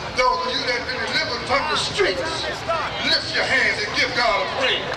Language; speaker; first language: English; native; English